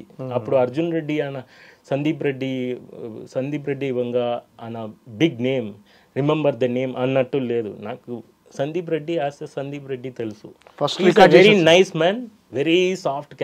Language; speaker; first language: Telugu; non-native, local second language; Tamil